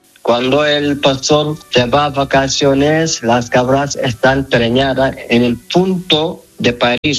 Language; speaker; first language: Spanish; non-native, learner; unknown